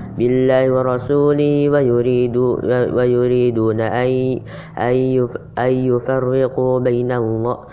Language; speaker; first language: Arabic; non-native, learner; Indonesian